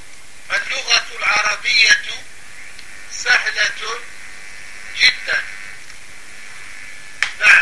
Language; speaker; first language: Arabic; non-native, fluent; French